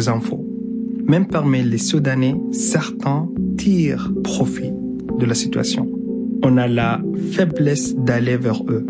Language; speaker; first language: French; non-native, fluent; Arabic